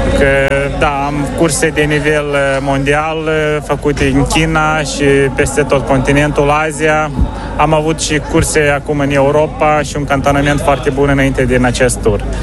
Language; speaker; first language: Romanian; native; Romanian